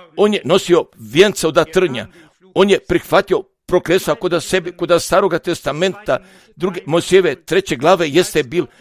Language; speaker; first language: Croatian; non-native, fluent; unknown